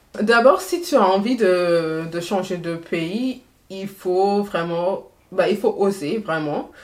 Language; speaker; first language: French; non-native, fluent; English